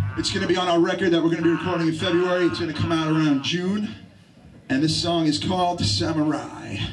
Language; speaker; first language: English; native; English